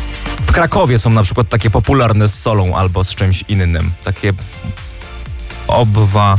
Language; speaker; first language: Polish; native; Polish